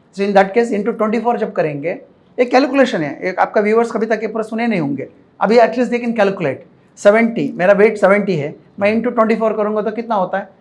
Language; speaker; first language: Hindi; non-native, local second language; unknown